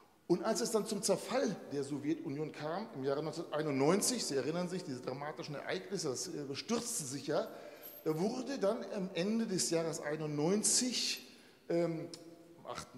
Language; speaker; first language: German; native; German